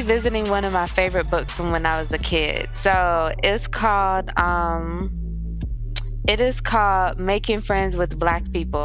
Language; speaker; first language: English; native; English